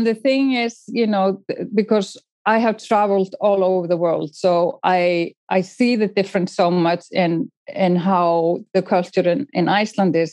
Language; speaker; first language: English; non-native, fluent; Icelandic